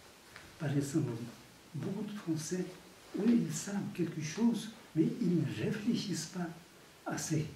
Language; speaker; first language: French; non-native, fluent; Tibetan